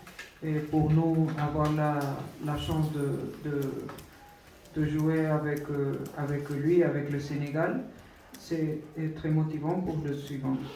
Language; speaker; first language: French; non-native, fluent; Spanish